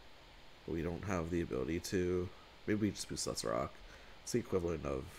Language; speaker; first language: English; native; English